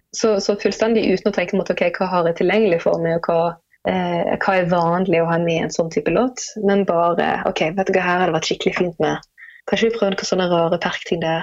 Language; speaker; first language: Norwegian; native; Norwegian